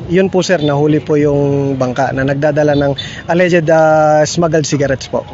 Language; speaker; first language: Filipino; non-native, local second language; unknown